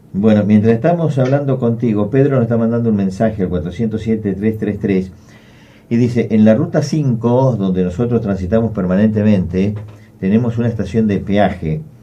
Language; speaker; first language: Spanish; native; Spanish